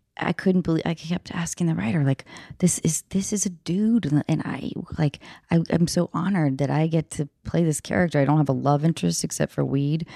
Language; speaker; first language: English; native; English